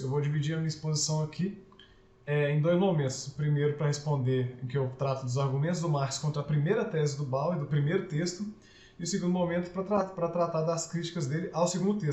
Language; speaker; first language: Portuguese; native; Portuguese